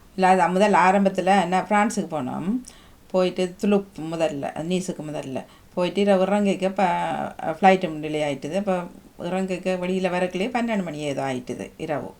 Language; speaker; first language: Tamil; native; Tamil